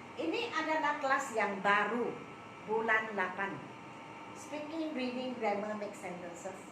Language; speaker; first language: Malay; non-native, local second language; Chinese